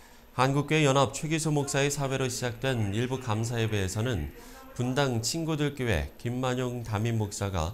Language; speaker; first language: Korean; native; Korean